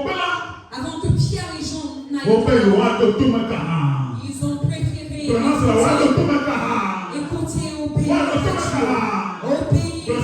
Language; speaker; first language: French; non-native, local second language; Ewe